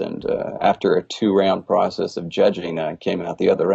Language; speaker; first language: English; native; English